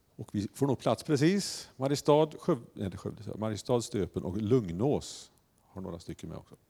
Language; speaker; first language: Swedish; native; Swedish